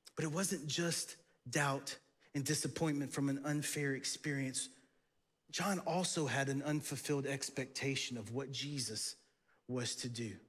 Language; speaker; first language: English; native; English